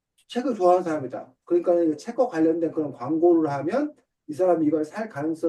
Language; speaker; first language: Korean; native; Korean